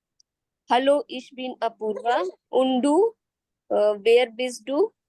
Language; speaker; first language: German; non-native, learner; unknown